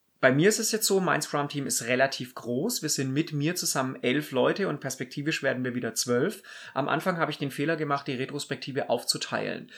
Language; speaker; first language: German; native; German